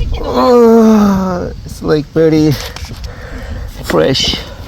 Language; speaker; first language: English; non-native, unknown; Korean